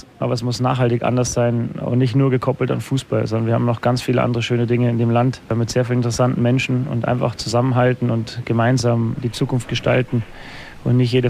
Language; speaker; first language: German; native; German